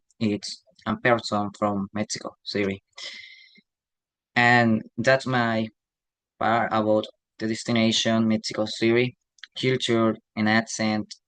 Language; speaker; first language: English; non-native, learner; Spanish